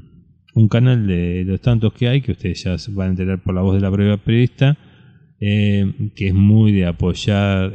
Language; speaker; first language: Spanish; native; Spanish